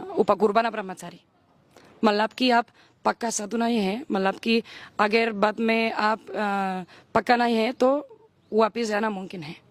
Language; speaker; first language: Hindi; non-native, learner; Spanish